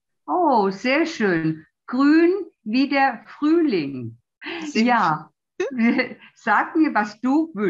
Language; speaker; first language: German; non-native, fluent; Italian